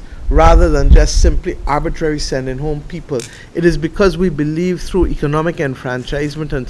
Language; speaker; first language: English; native; English